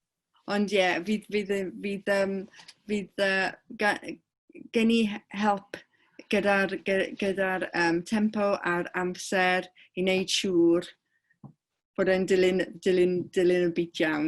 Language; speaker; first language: Welsh; non-native, fluent; English